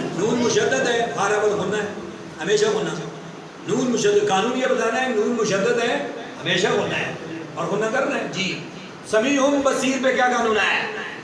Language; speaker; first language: Urdu; non-native, local second language; Punjabi